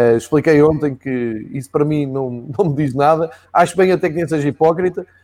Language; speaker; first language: Portuguese; native; Portuguese